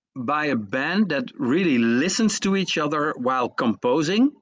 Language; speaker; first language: English; non-native, fluent; French